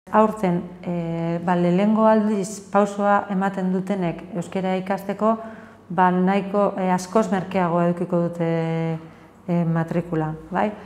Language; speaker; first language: Basque; native; Basque